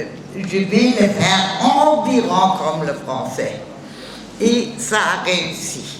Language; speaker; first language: French; non-native, learner; German